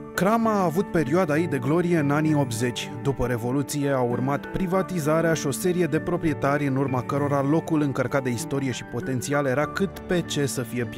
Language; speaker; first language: Romanian; native; Romanian